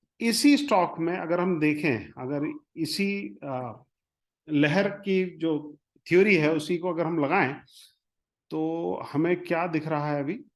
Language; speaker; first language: Hindi; non-native, local second language; Marathi